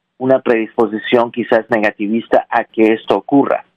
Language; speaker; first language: Spanish; native; Spanish